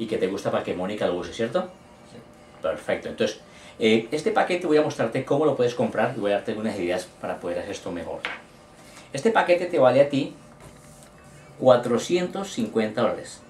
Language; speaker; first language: Spanish; native; Spanish